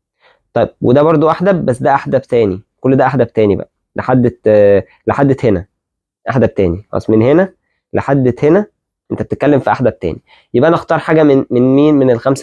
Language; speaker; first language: Arabic; native; Arabic